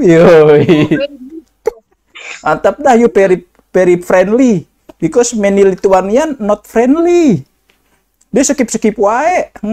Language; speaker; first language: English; non-native, learner; Indonesian